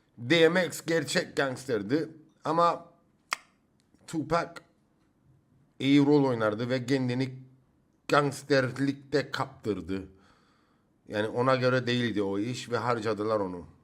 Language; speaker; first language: Turkish; early bilingual, heritage; English